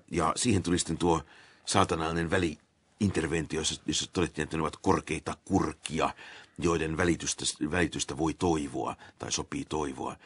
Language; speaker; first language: Finnish; native; Finnish